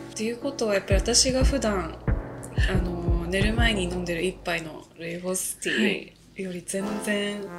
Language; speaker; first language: Japanese; non-native, fluent; English